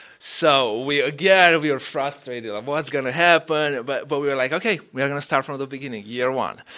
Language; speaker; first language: English; non-native, fluent; Romanian